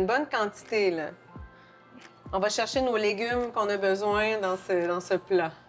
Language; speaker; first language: French; native; French